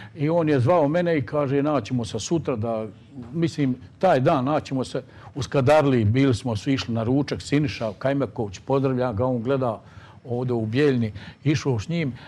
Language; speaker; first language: Bosnian; native; Bosnian